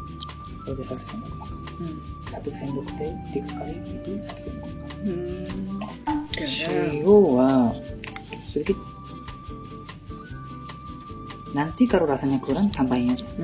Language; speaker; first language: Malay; non-native, learner; Japanese